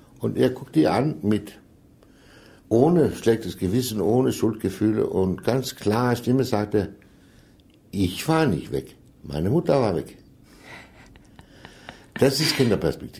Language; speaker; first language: German; non-native, fluent; Danish